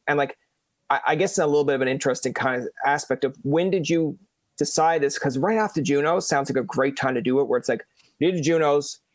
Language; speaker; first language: English; native; English